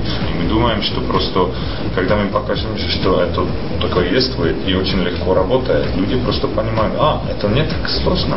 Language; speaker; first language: Russian; non-native, fluent; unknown